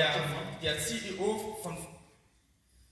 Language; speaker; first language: German; non-native, learner; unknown